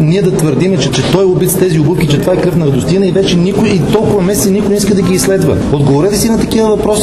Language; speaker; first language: Bulgarian; native; Bulgarian